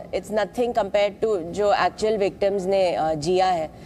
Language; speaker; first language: Hindi; non-native, local second language; Malayalam